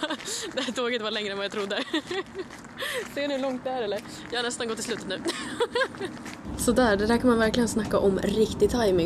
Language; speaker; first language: Swedish; native; Swedish